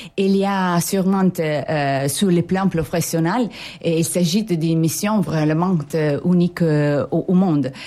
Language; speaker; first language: French; non-native, fluent; Italian